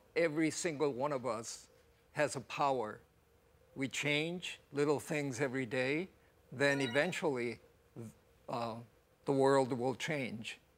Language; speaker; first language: English; non-native, fluent; Korean